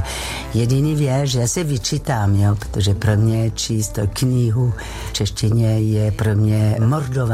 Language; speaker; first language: Czech; non-native, fluent; French